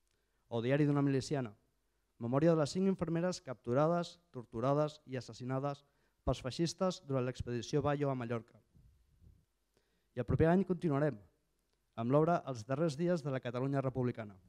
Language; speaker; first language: Catalan; native; Catalan